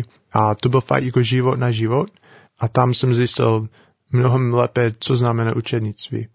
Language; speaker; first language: Czech; non-native, fluent; English